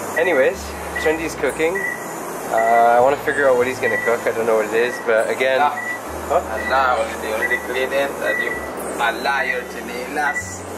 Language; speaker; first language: English; native; English